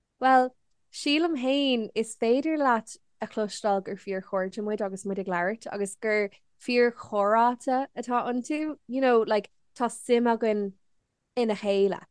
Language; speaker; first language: Irish; non-native, local second language; English